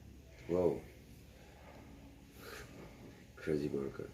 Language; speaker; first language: English; non-native, learner; French